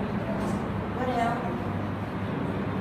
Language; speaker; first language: English; non-native, learner; Vietnamese